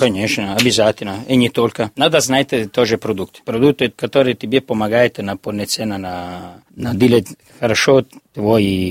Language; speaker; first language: Russian; non-native, learner; Italian